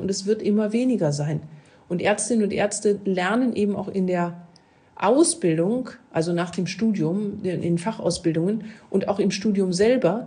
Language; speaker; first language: German; native; German